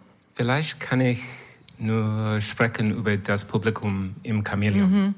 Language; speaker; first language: German; non-native, learner; English